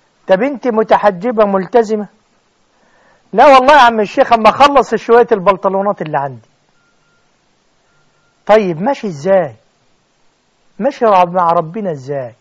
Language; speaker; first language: Arabic; native; Arabic